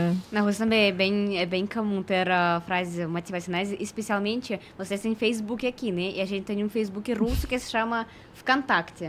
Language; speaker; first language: Portuguese; non-native, fluent; Russian